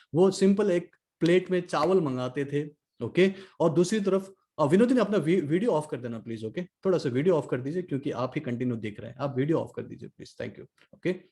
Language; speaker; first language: Hindi; non-native, local second language; Nepali